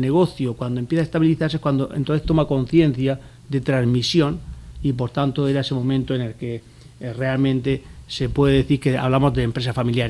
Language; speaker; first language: Spanish; native; Spanish